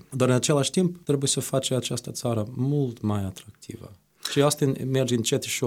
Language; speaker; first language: Romanian; non-native, fluent; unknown